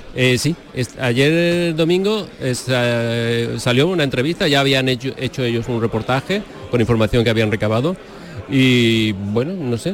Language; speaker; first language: Spanish; native; Spanish